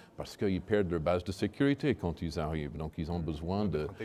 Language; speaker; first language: French; non-native, fluent; English